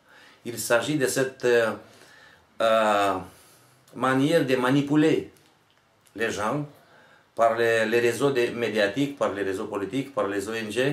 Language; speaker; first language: French; non-native, fluent; Romanian